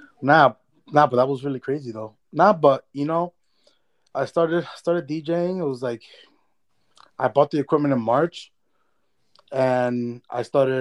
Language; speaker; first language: English; early bilingual, other home language; Spanish